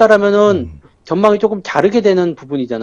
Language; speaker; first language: Korean; native; Korean